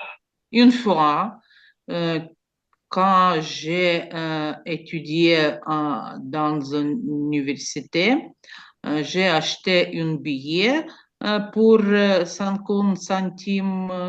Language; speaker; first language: French; non-native, learner; Ukrainian